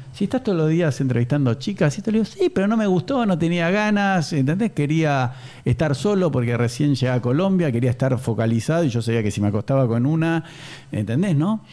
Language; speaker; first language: Spanish; native; Spanish